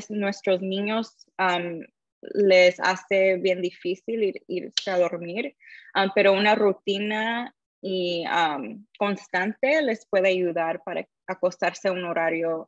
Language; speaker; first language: Spanish; early bilingual, heritage; Spanish